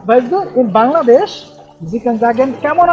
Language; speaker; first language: German; non-native, learner; Bangla